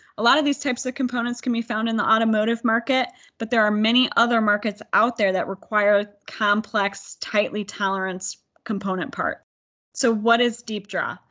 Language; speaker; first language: English; native; English